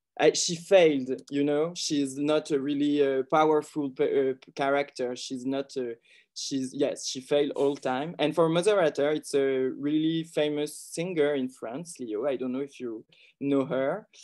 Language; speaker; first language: English; non-native, learner; French